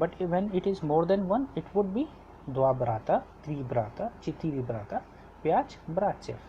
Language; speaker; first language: Russian; non-native, fluent; Hindi